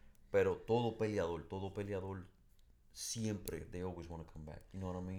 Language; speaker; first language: English; early bilingual, other home language; Spanish